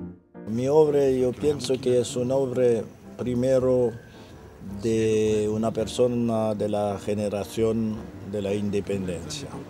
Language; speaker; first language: Spanish; non-native, fluent; French